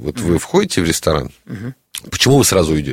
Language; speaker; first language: Russian; native; Russian